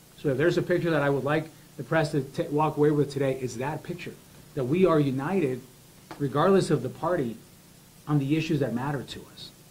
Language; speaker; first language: English; early bilingual, other home language; Spanish